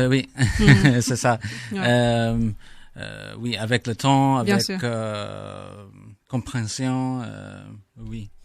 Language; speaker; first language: French; non-native, learner; English